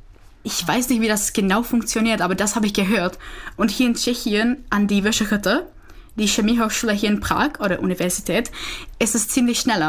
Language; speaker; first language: German; non-native, fluent; Czech